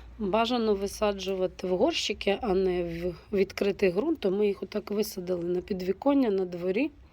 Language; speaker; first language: Ukrainian; native; Ukrainian